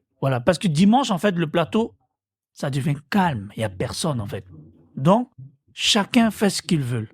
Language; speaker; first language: French; non-native, local second language; Korean